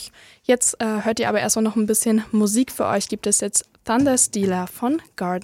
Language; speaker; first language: German; native; German